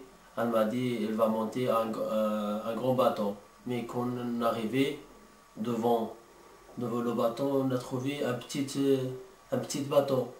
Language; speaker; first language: French; non-native, learner; Arabic